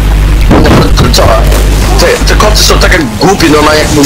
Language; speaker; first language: Polish; early bilingual, heritage; Polish